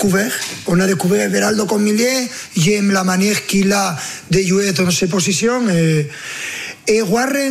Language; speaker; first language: French; non-native, fluent; Spanish